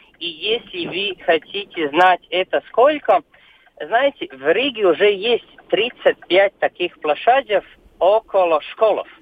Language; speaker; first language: Russian; non-native, local second language; Latvian